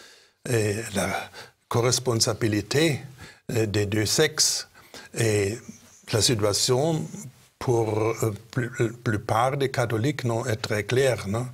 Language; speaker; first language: French; non-native, fluent; German